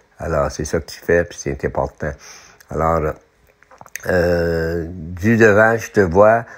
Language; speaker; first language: French; non-native, local second language; English